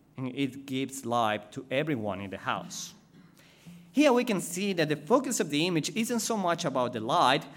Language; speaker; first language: English; non-native, fluent; Spanish